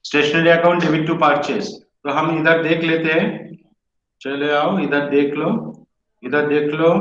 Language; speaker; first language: Hindi; non-native, local second language; Bangla